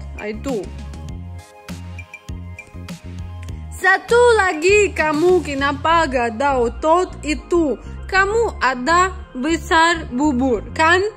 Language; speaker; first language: Indonesian; non-native, learner; Russian